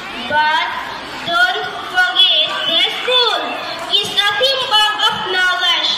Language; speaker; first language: English; non-native, learner; Thai